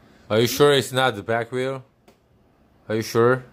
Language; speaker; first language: English; non-native, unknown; Korean